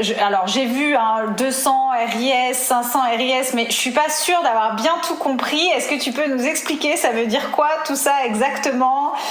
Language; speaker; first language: French; native; French